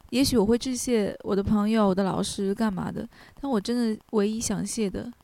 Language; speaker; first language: Chinese; native; Chinese